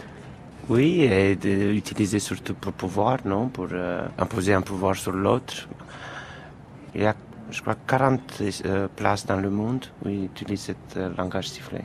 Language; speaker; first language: French; non-native, fluent; Romanian